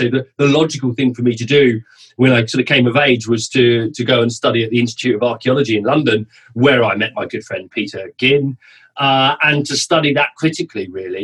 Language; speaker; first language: English; native; English